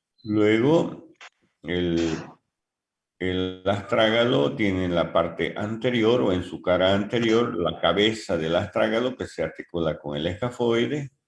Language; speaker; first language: Spanish; native; Spanish